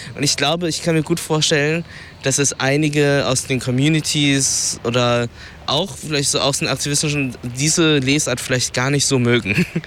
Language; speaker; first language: German; early bilingual, other home language; Vietnamese